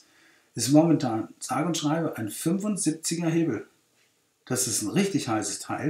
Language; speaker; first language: German; native; German